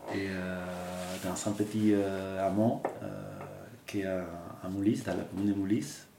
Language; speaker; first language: French; non-native, fluent; Spanish